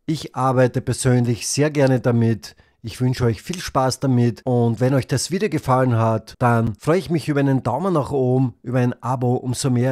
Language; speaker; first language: German; native; German